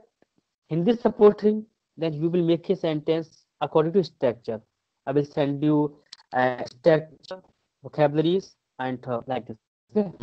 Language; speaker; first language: English; non-native, fluent; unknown